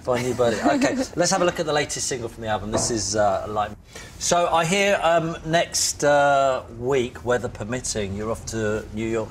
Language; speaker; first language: English; native; English